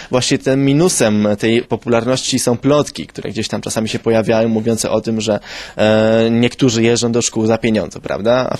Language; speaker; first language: Polish; early bilingual, other home language; Spanish